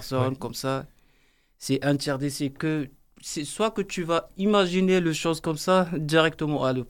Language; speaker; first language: French; non-native, learner; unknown